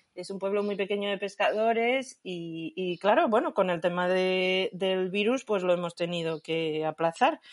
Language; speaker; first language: Spanish; native; Spanish